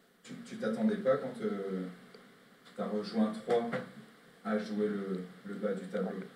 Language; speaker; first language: French; native; French